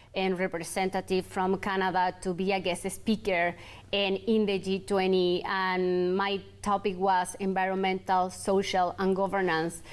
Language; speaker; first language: English; non-native, fluent; Spanish